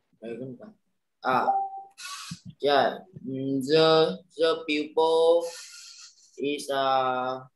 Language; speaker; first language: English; non-native, learner; Vietnamese